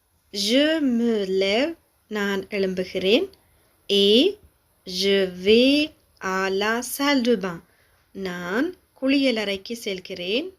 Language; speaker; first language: French; non-native, fluent; Tamil